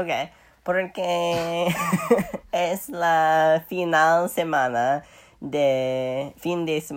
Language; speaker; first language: Spanish; non-native, learner; English